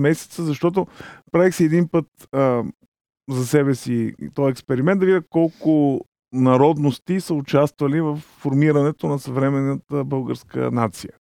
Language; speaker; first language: Bulgarian; native; Bulgarian